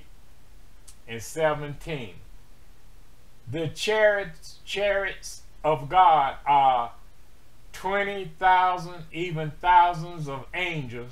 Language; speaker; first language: English; native; English